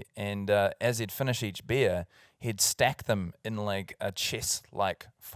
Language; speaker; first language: English; native; English